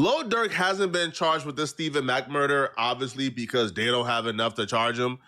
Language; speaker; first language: English; native; English